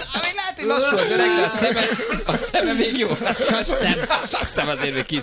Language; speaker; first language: Hungarian; native; Hungarian